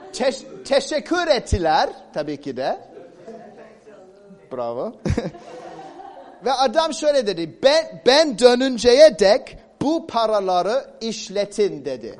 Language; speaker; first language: Turkish; non-native, fluent; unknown